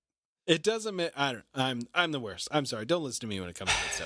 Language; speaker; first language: English; native; English